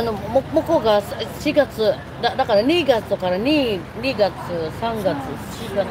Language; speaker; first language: Japanese; non-native, fluent; Filipino